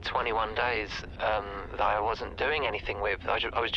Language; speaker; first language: English; native; English